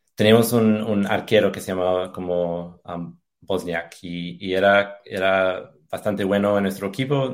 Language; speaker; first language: Spanish; early bilingual, heritage; English